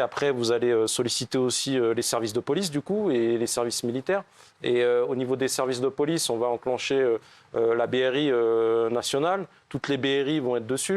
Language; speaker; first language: French; native; French